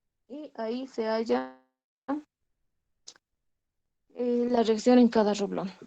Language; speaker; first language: Spanish; native; Spanish